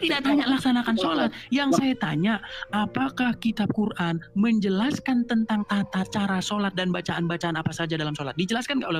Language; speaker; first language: Indonesian; native; Indonesian